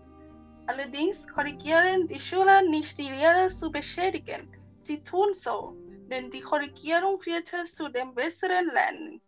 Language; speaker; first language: German; non-native, learner; Thai